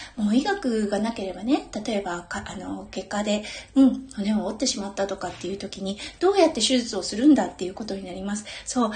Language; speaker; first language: Japanese; native; Japanese